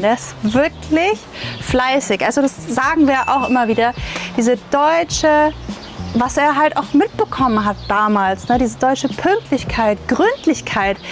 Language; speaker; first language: German; native; German